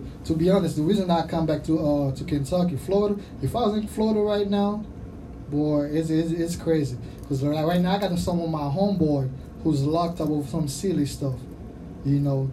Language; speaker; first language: English; non-native, fluent; Haitian Creole